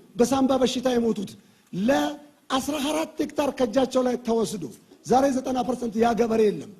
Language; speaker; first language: Amharic; non-native, local second language; Oromo